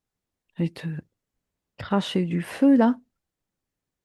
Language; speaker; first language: French; native; French